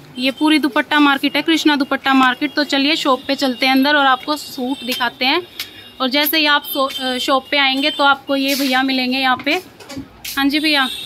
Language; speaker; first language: Hindi; native; Hindi